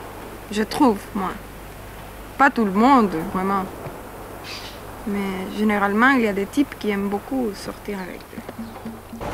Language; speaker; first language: French; non-native, fluent; Spanish